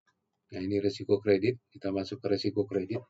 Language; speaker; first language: Indonesian; native; Indonesian